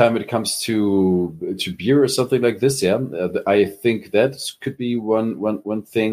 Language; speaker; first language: English; non-native, fluent; German